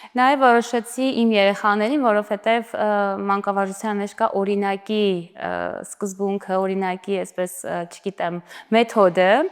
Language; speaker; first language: Armenian; native; Armenian